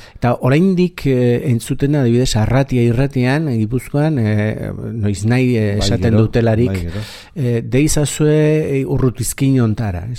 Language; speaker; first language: Basque; native; Basque